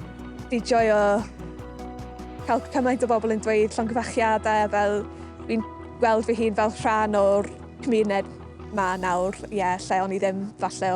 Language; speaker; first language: Welsh; non-native, fluent; English